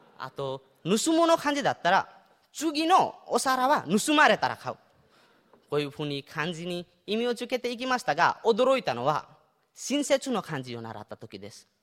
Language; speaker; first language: Japanese; non-native, fluent; Nepali